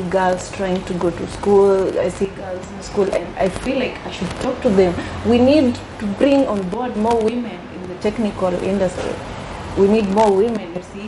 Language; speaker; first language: English; non-native, local second language; Luyia